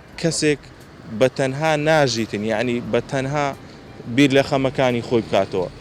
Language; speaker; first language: Central Kurdish; native; Central Kurdish